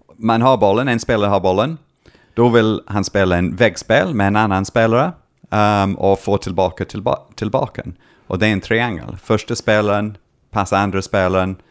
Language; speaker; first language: Swedish; non-native, learner; English